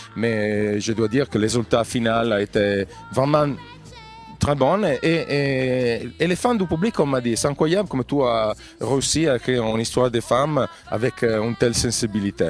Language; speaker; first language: French; non-native, fluent; Italian